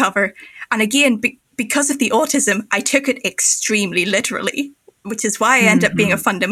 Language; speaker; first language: English; native; English